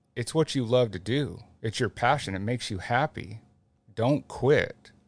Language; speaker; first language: English; native; English